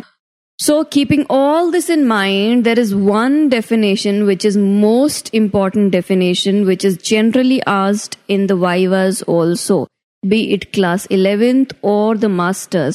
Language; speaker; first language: English; non-native, local second language; Hindi